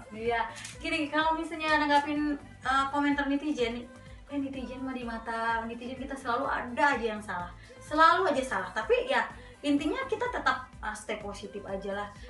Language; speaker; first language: Indonesian; native; Indonesian